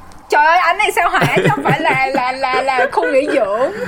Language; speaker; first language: Vietnamese; early bilingual, heritage; Vietnamese